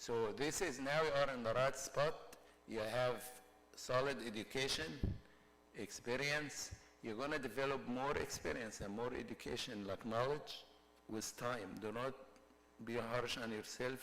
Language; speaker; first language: English; non-native, fluent; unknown